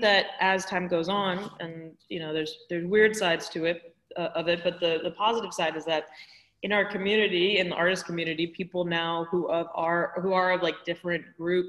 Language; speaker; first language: English; native; English